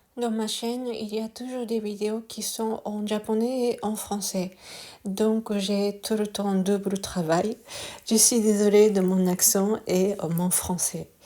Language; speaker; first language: French; non-native, fluent; Japanese